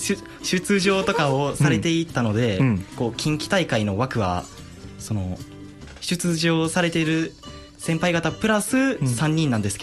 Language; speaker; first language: Japanese; native; Japanese